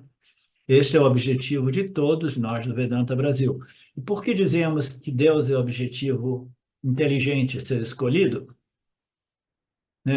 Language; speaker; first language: Portuguese; native; Portuguese